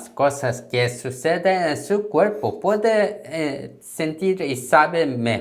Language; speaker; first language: Spanish; non-native, learner; Korean